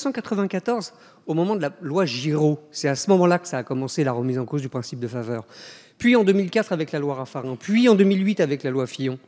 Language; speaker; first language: French; native; French